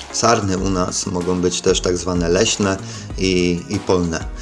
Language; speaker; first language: Polish; native; Polish